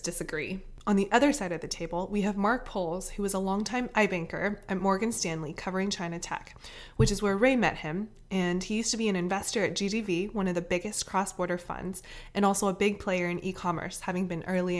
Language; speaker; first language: English; native; English